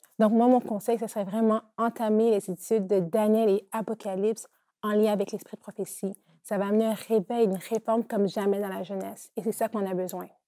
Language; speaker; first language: French; native; French